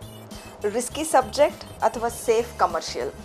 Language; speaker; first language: Kannada; native; Kannada